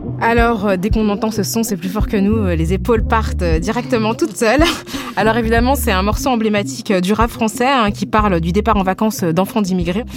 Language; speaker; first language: French; early bilingual, other home language; Wolof